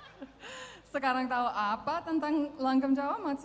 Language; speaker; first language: Indonesian; non-native, fluent; English